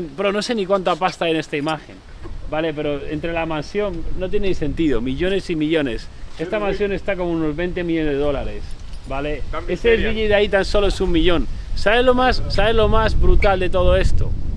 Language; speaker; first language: Spanish; native; Spanish